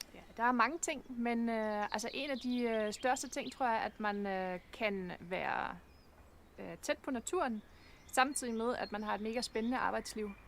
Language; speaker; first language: Danish; non-native, fluent; German